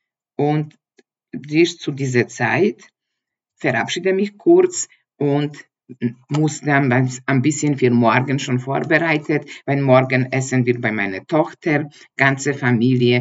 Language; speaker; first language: German; non-native, learner; Polish